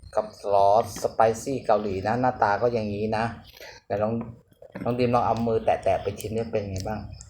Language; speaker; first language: Thai; native; Thai